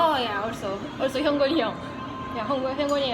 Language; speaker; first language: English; non-native, learner; Korean